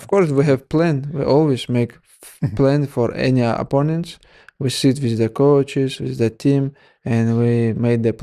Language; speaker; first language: English; non-native, learner; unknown